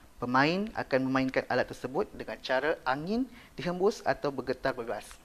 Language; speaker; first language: Malay; native; Malay